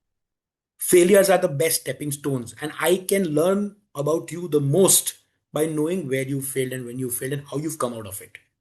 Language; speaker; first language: English; non-native, local second language; Hindi